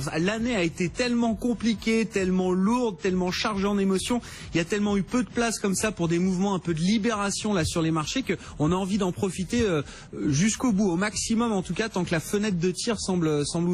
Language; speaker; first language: French; native; French